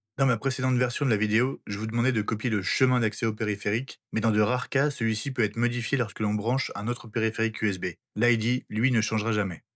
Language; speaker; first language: French; native; French